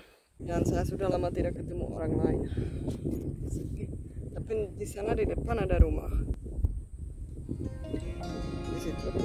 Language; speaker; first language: Indonesian; non-native, fluent; Czech